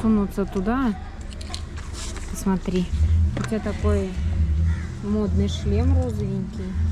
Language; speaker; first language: Russian; native; Russian